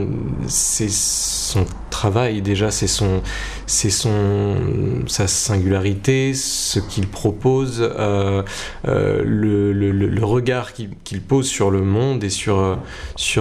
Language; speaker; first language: French; native; French